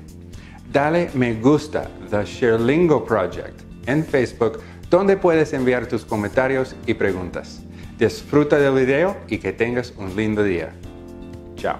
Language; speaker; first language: Spanish; non-native, fluent; English